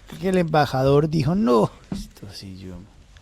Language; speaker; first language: Spanish; native; Spanish